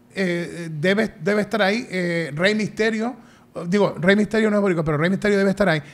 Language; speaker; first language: Spanish; native; Spanish